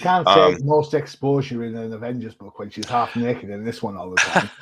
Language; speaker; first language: English; native; English